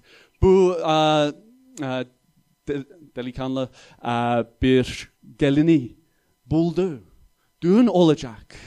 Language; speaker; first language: Turkish; non-native, fluent; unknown